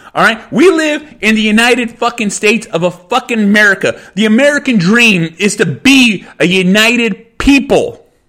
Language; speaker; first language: English; early bilingual, other home language; Spanish